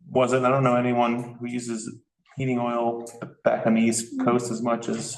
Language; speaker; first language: English; native; English